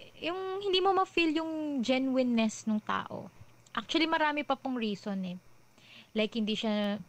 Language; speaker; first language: Filipino; native; Filipino